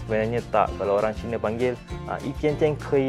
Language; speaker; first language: Malay; native; Malay